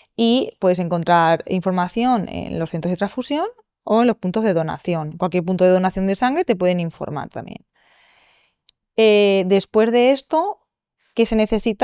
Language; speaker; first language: Spanish; native; Spanish